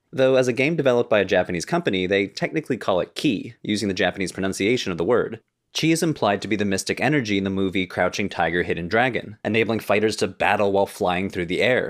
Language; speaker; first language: English; native; English